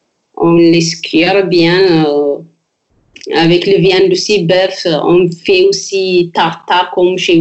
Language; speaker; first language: French; non-native, learner; Amharic